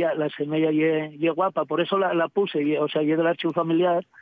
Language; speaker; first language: Spanish; native; Spanish